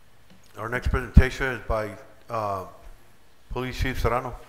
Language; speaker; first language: English; native; English